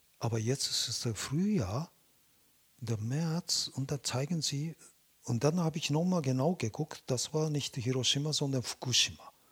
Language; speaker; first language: German; non-native, fluent; Japanese